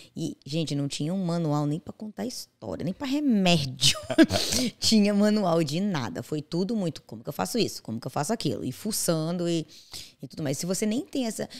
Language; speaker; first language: Portuguese; native; Portuguese